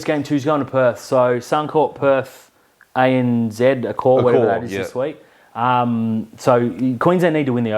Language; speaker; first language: English; native; English